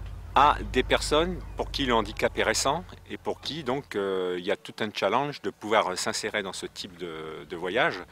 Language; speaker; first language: French; native; French